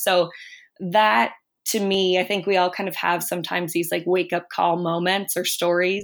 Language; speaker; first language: English; native; English